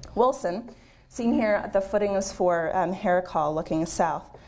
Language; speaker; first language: English; native; English